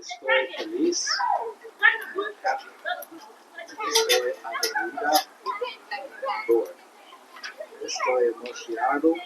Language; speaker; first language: Spanish; non-native, learner; English